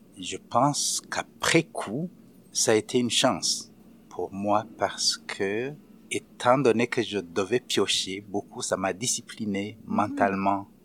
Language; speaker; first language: French; non-native, local second language; Rundi